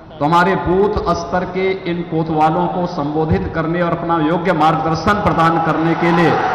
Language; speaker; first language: Hindi; native; Hindi